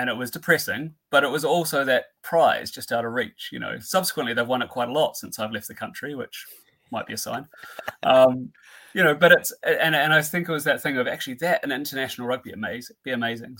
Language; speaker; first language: English; native; English